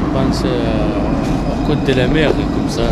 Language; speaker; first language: French; non-native, learner; Arabic